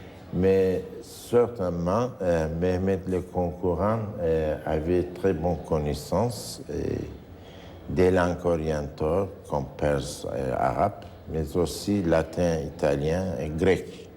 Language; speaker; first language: French; non-native, fluent; Turkish